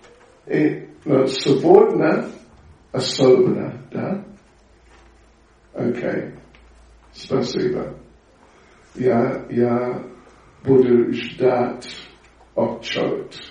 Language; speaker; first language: Russian; non-native, learner; English